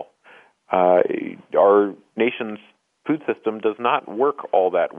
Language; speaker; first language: English; native; English